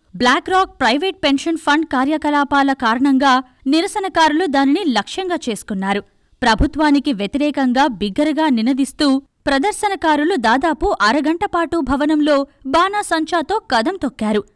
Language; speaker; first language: Telugu; native; Telugu